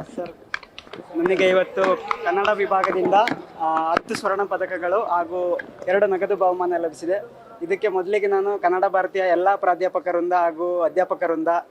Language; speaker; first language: Kannada; native; Kannada